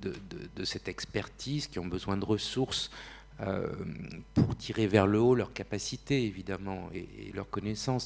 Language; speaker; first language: French; native; French